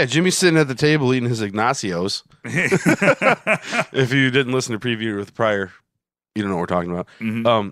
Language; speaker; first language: English; native; English